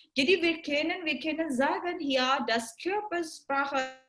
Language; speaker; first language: German; non-native, learner; Indonesian